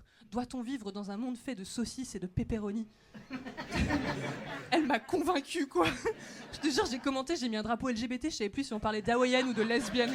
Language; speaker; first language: French; native; French